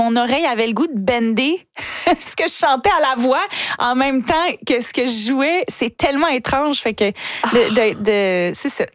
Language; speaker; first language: French; native; French